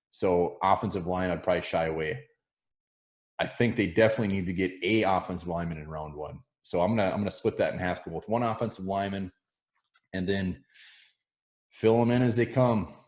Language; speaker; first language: English; native; English